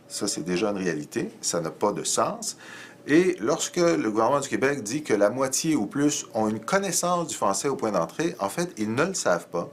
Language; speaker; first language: French; native; French